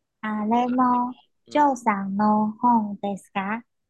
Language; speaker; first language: Japanese; non-native, learner; Chinese